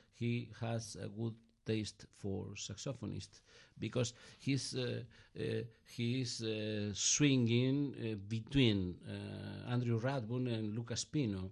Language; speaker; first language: English; non-native, learner; Galician